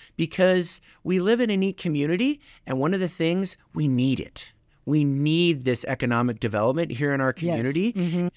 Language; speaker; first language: English; native; English